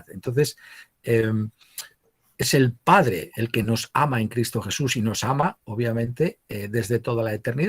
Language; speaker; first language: Spanish; native; Spanish